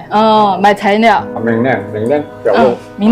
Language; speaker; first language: Chinese; native; Chinese